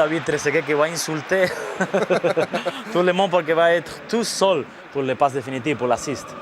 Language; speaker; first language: French; non-native, fluent; Spanish